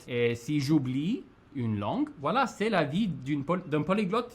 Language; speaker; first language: French; non-native, fluent; English